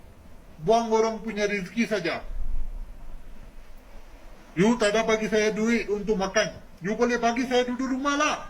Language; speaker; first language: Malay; non-native, learner; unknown